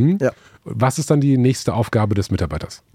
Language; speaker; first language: German; native; German